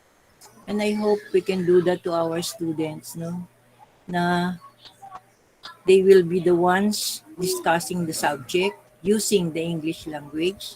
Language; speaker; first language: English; non-native, local second language; Filipino